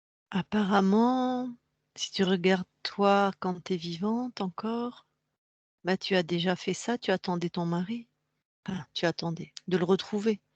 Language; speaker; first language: French; native; French